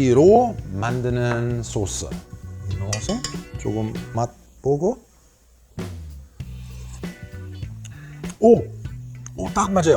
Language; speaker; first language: Korean; non-native, learner; Italian